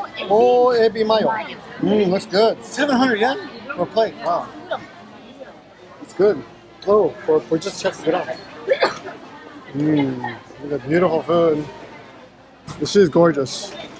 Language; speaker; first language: English; native; English